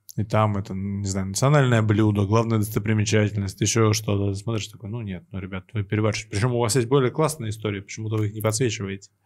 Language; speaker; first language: Russian; native; Russian